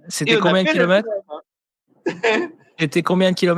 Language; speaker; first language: French; native; French